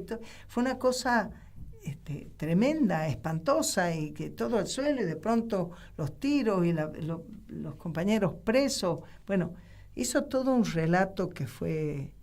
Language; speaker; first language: Spanish; native; Spanish